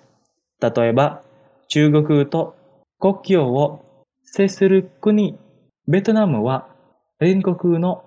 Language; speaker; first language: Japanese; non-native, fluent; Indonesian